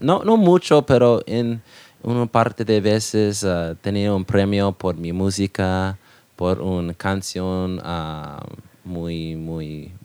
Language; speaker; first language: Spanish; non-native, learner; English